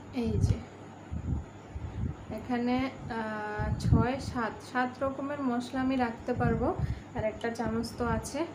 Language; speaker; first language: Bangla; native; Bangla